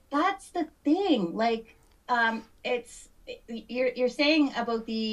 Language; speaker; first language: English; native; English